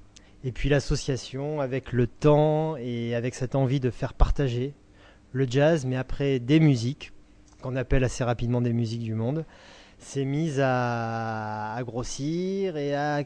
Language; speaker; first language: French; native; French